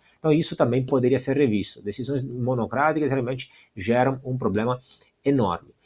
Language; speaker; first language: Portuguese; non-native, fluent; Italian